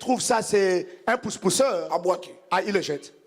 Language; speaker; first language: French; non-native, local second language; Lingala